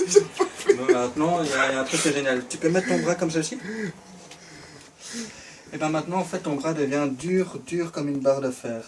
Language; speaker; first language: French; native; French